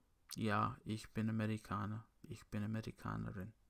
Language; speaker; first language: German; non-native, learner; English